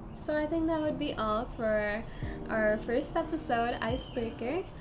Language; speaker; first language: English; native; English